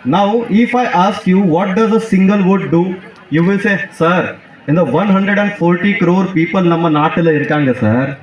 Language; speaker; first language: Tamil; non-native, learner; Marathi